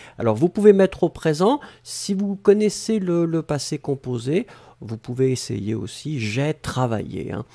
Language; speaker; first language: French; native; French